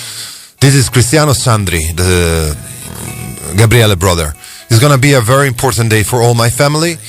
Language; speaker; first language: English; non-native, fluent; Italian